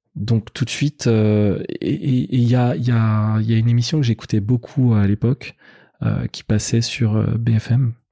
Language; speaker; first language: French; native; French